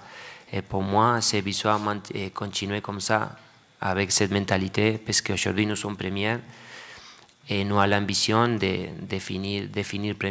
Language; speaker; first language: French; non-native, learner; Spanish